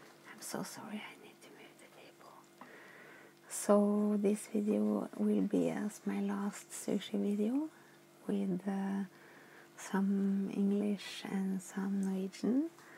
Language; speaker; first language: English; non-native, fluent; Norwegian